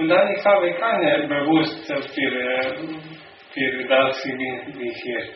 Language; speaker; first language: German; non-native, learner; Slovenian